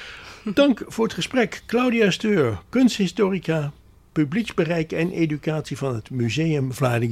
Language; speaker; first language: Dutch; native; Dutch